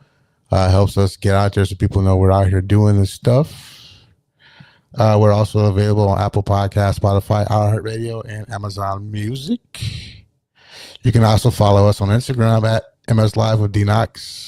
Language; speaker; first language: English; native; English